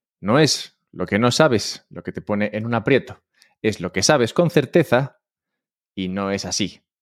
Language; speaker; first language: Spanish; native; Spanish